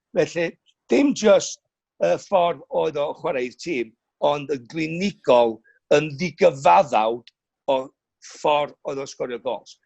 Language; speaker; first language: Welsh; native; Welsh